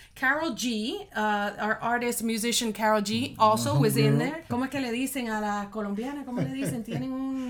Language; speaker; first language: English; native; English